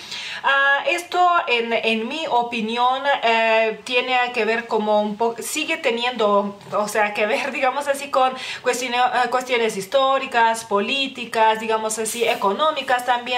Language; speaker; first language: Spanish; non-native, fluent; Lithuanian